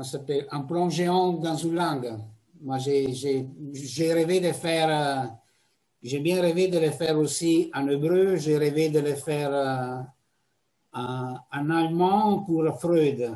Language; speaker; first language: French; non-native, fluent; Italian